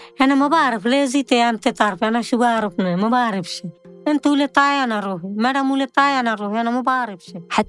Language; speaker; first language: Arabic; non-native, learner; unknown